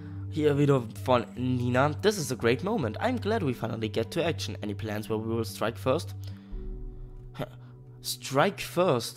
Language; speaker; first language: English; non-native, fluent; German